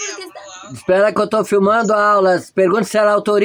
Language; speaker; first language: Portuguese; native; Portuguese